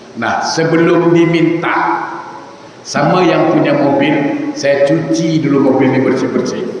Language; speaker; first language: Malay; native; Malay